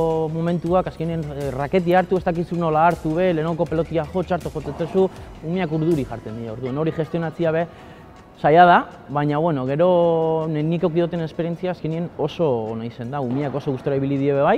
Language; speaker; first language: Basque; native; Basque